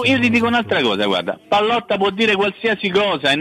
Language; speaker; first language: Italian; native; Italian